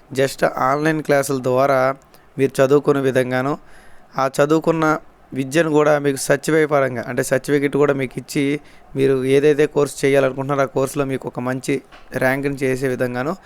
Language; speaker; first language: Telugu; native; Telugu